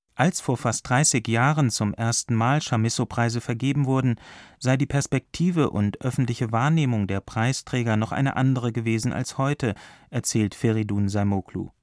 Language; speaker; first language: German; native; German